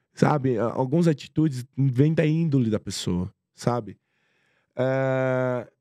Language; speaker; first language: Portuguese; non-native, fluent; Persian